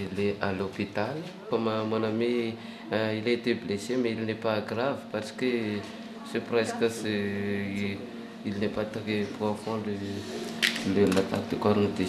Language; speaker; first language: French; non-native, learner; Malagasy